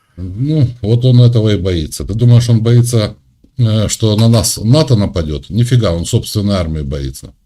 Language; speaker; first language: Russian; native; Russian